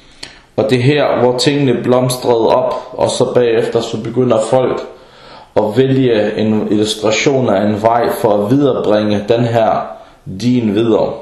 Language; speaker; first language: Danish; early bilingual, other home language; Arabic